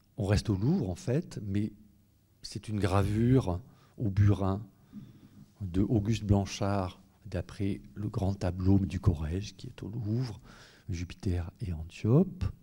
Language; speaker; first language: French; native; French